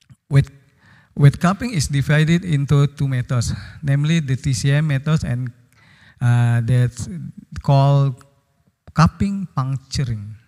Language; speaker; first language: English; non-native, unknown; Indonesian